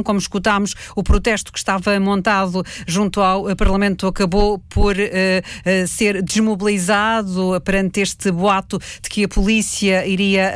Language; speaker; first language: Portuguese; native; Portuguese